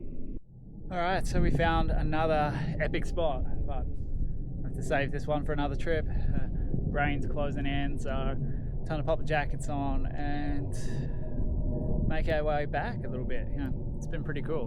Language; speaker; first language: English; native; English